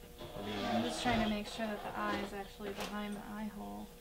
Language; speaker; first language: English; native; English